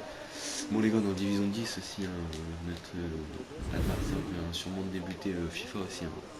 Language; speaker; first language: French; native; French